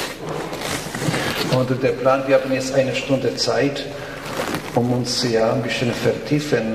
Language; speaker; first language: German; non-native, fluent; Polish